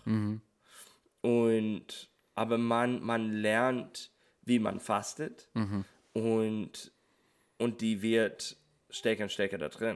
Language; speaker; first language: German; non-native, fluent; English